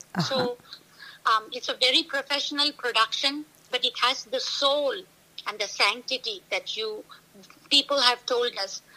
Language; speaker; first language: English; non-native, local second language; Tamil